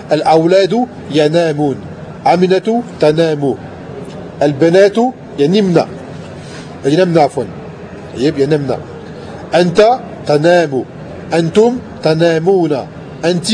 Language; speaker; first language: Arabic; non-native, fluent; French